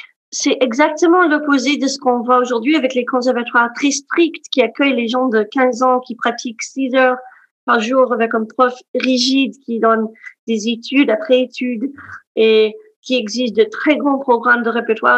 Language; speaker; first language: French; non-native, fluent; English